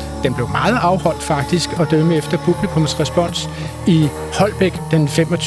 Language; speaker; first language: Danish; native; Danish